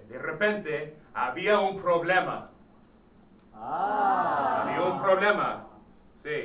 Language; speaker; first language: Spanish; non-native, fluent; English